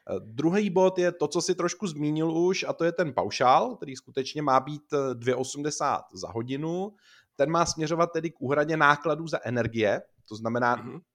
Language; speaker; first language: Czech; native; Czech